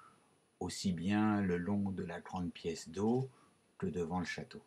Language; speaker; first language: French; native; French